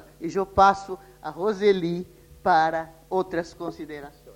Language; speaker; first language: Spanish; non-native, fluent; Portuguese